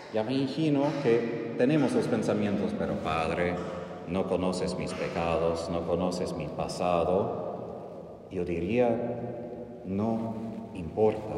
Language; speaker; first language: Spanish; non-native, fluent; English